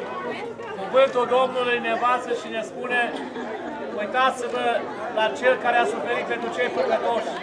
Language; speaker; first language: Romanian; native; Romanian